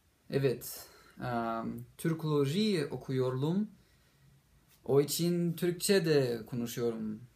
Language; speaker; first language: Turkish; non-native, learner; German